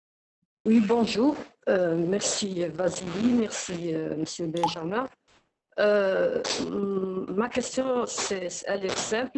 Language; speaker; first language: French; non-native, local second language; Arabic